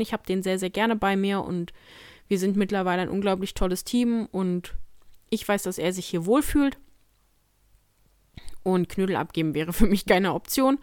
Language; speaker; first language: German; native; German